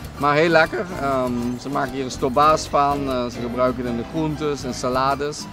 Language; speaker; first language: Dutch; non-native, local second language; Papiamento